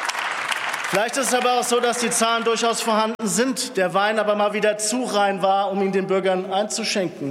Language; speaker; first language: German; native; German